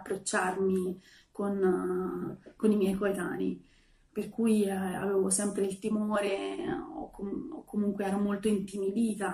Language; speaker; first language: Italian; non-native, fluent; Portuguese